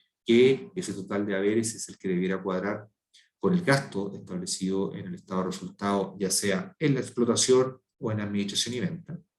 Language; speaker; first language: Spanish; native; Spanish